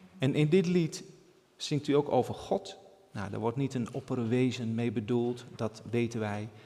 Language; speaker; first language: Dutch; native; Dutch